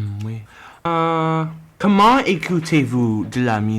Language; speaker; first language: French; non-native, learner; English